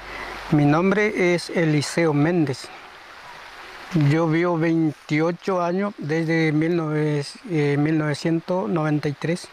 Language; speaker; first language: Spanish; non-native, local second language; Guarani